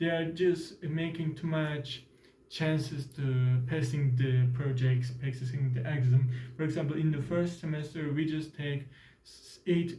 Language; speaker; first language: English; non-native, learner; Turkish